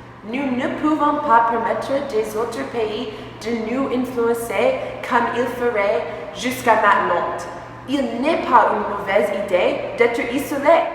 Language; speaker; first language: French; non-native, learner; English